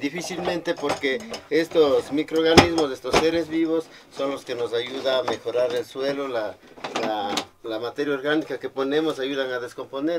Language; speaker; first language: Spanish; native; Spanish